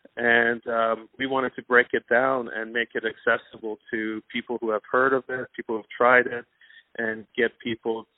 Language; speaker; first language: English; non-native, fluent; Persian